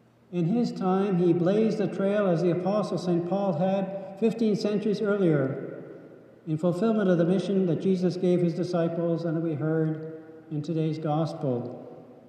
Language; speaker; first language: English; native; English